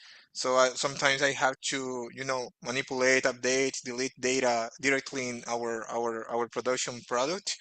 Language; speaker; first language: English; non-native, fluent; Portuguese